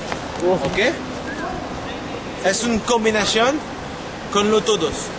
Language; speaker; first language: Spanish; non-native, learner; French